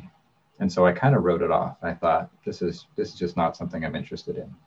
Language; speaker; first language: English; native; English